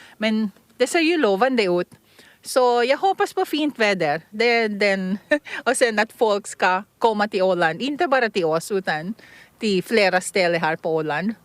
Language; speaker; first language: Swedish; non-native, fluent; Filipino